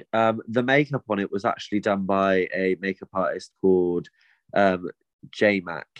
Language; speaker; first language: English; native; English